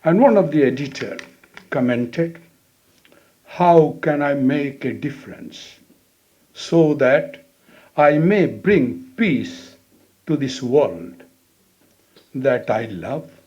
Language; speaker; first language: English; non-native, local second language; Hindi